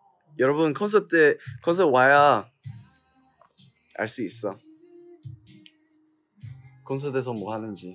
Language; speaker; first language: Korean; non-native, fluent; English